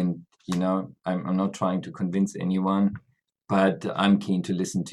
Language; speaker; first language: English; non-native, fluent; German